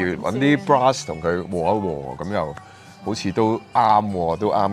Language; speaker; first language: Cantonese; native; Cantonese